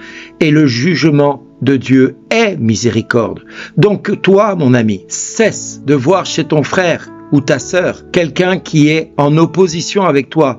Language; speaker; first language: French; native; French